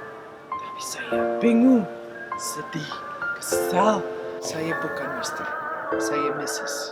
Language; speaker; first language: Indonesian; non-native, fluent; English